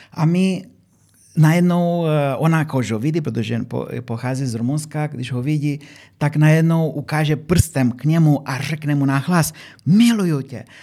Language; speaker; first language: Czech; non-native, fluent; Romanian